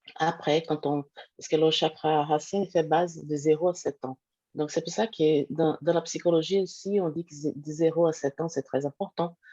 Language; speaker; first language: French; non-native, fluent; Portuguese